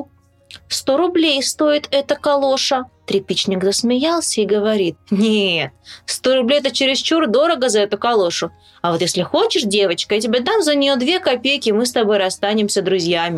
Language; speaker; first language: Russian; native; Russian